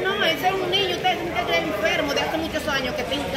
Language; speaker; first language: Spanish; native; Spanish